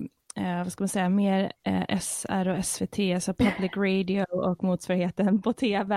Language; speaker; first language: Swedish; native; Swedish